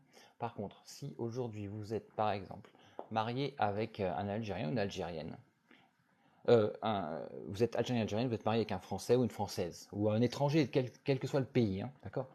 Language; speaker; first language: French; native; French